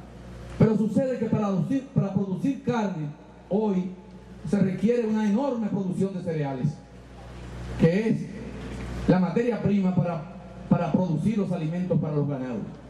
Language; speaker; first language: Spanish; native; Spanish